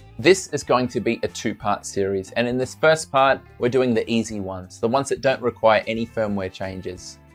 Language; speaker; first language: English; native; English